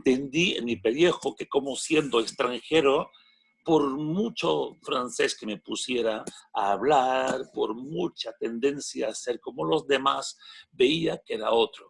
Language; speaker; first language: Spanish; non-native, fluent; French